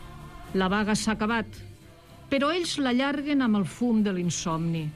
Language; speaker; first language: Catalan; native; Catalan